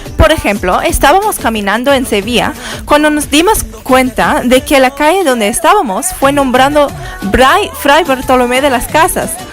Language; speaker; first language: Spanish; non-native, learner; English